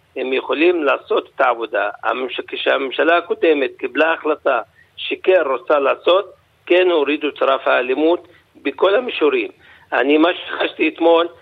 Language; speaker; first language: Hebrew; non-native, local second language; Arabic